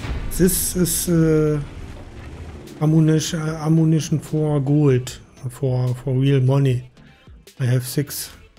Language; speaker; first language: English; non-native, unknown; German